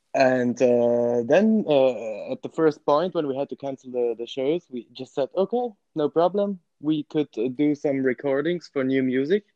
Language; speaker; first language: English; non-native, fluent; Italian